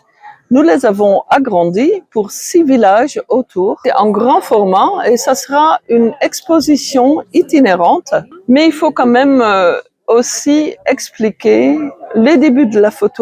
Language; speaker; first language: French; non-native, fluent; Dutch